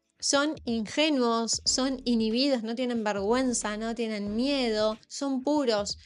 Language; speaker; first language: Spanish; native; Spanish